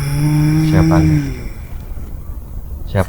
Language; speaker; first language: Indonesian; native; Indonesian